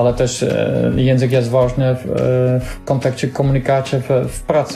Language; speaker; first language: Polish; non-native, learner; Dutch